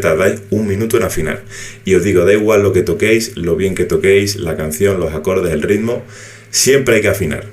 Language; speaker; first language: Spanish; native; Spanish